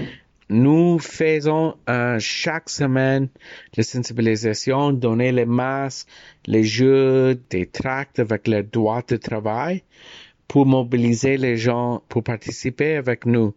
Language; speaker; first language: French; non-native, learner; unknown